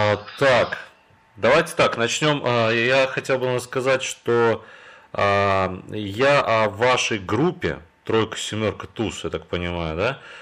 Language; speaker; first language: Russian; native; Russian